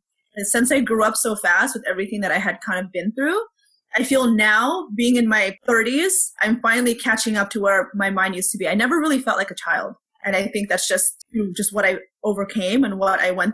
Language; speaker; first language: English; early bilingual, other home language; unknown